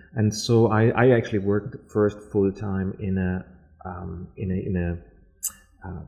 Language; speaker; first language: English; non-native, fluent; German